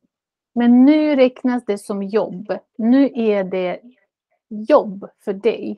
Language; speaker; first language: Swedish; non-native, fluent; Russian